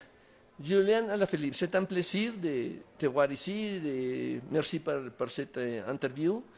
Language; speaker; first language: French; non-native, learner; Spanish